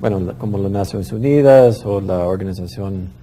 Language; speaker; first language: Spanish; non-native, fluent; English